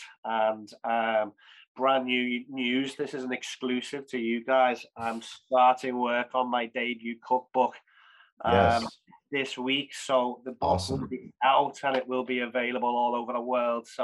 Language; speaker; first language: English; native; English